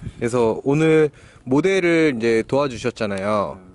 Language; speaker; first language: Korean; native; Korean